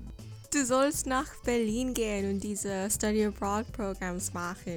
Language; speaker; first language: German; non-native, fluent; English